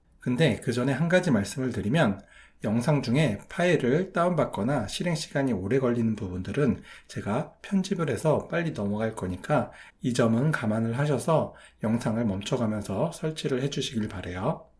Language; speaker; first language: Korean; native; Korean